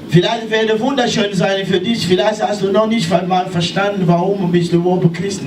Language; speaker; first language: German; non-native, learner; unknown